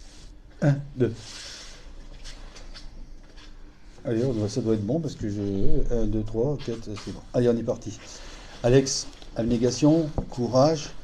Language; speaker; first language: French; native; French